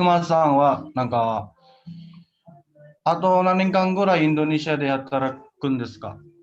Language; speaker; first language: Japanese; non-native, learner; Indonesian